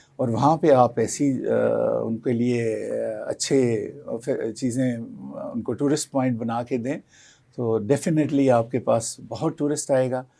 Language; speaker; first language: Urdu; non-native, local second language; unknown